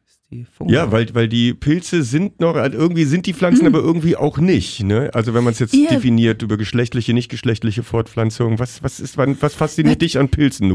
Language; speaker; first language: German; native; German